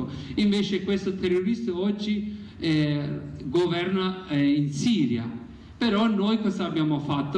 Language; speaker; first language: Italian; non-native, learner; Kurdish